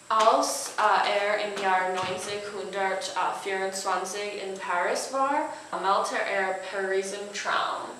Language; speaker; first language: German; non-native, learner; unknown